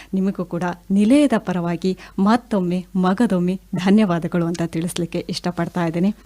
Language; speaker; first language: Kannada; native; Kannada